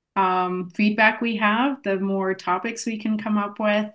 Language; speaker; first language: English; non-native, fluent; Polish